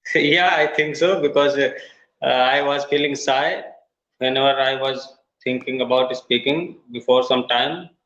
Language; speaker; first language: English; non-native, learner; Hindi